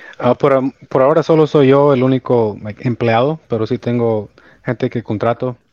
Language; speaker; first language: Spanish; early bilingual, heritage; Spanish